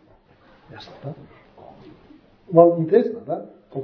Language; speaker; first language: Russian; non-native, learner; Tibetan